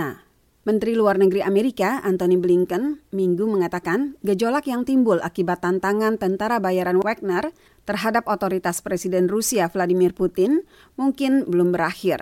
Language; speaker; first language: Indonesian; native; Indonesian